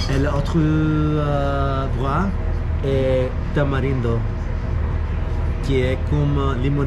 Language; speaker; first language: French; non-native, learner; Spanish